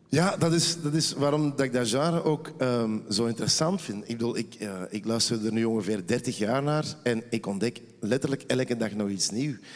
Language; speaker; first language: Dutch; native; Dutch